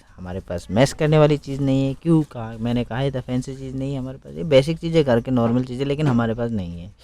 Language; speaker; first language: Hindi; non-native, local second language; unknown